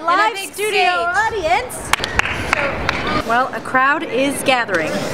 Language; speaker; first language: English; native; English